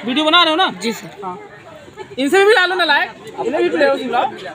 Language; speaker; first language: Hindi; native; Hindi